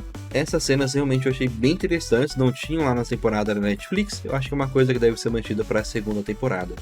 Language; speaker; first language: Portuguese; native; Portuguese